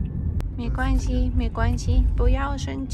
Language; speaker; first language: Chinese; non-native, learner; Russian